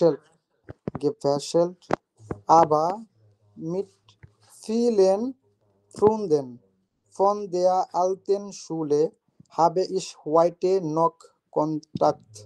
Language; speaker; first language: German; non-native, learner; Bangla